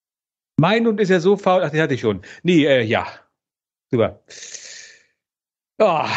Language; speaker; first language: German; native; German